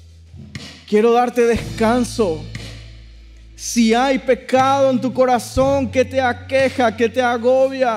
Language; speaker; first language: Spanish; native; Spanish